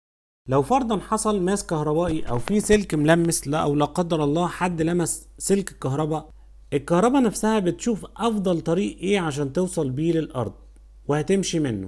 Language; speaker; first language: Arabic; native; Arabic